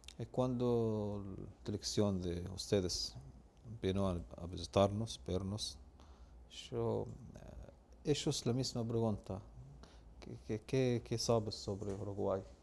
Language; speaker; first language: Spanish; non-native, learner; Arabic